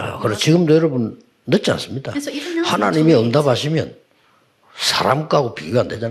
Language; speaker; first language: Korean; native; Korean